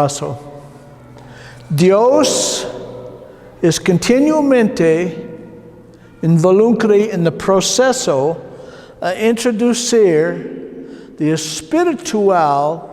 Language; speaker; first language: Spanish; non-native, learner; English